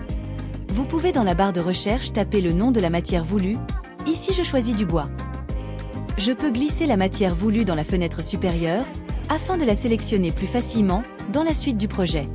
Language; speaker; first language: French; native; French